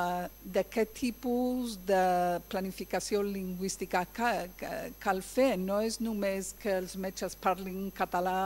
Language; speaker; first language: Catalan; non-native, fluent; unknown